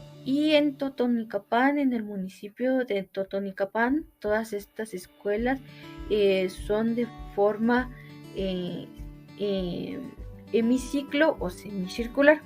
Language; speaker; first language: Spanish; native; Spanish